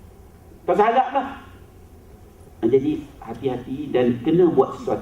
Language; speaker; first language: Malay; native; Malay